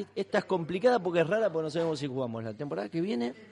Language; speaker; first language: Spanish; native; Spanish